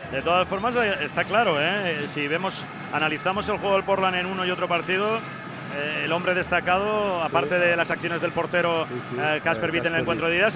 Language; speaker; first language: Spanish; native; Spanish